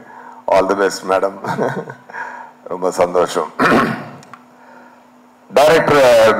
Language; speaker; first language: Tamil; native; Tamil